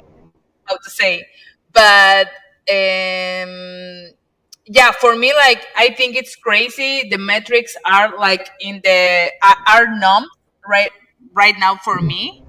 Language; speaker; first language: English; non-native, learner; Spanish